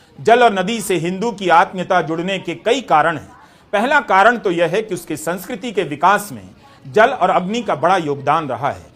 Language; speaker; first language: Hindi; non-native, local second language; Bhojpuri